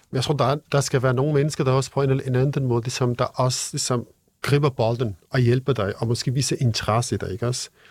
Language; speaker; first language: Danish; non-native, fluent; Kurdish